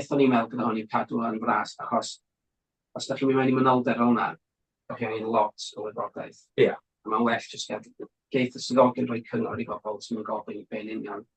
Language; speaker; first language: Welsh; native; Welsh